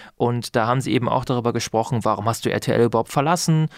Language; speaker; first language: German; native; German